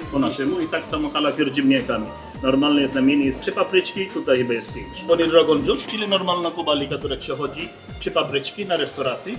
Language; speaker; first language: Polish; non-native, learner; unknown